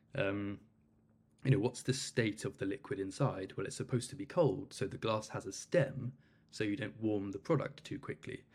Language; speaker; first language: English; native; English